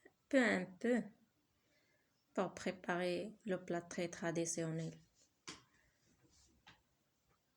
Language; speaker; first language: French; non-native, learner; Arabic